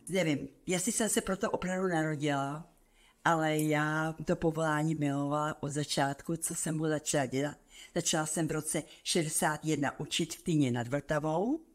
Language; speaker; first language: Czech; native; Czech